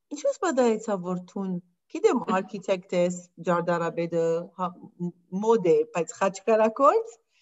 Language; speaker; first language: Armenian; early bilingual, heritage; Armenian